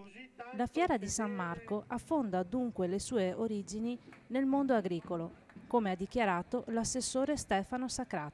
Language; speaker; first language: Italian; native; Italian